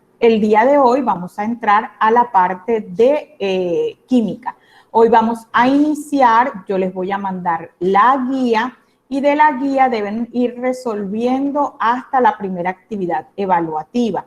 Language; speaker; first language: Spanish; native; Spanish